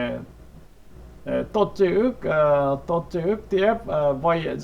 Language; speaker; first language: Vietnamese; non-native, learner; Korean